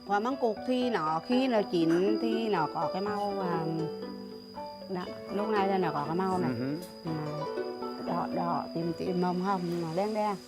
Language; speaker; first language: Vietnamese; native; Vietnamese